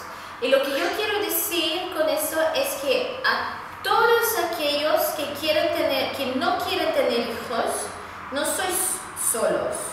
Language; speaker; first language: Spanish; non-native, fluent; Swedish